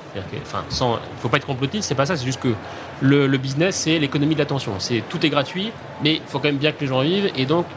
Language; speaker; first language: French; native; French